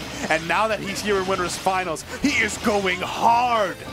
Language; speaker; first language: English; native; English